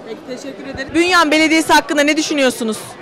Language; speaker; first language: Turkish; native; Turkish